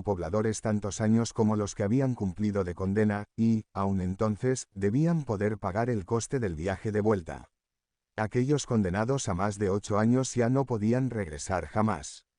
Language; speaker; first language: Spanish; native; Spanish